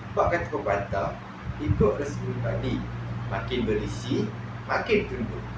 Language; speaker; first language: Malay; native; Malay